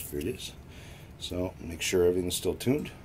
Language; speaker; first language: English; native; English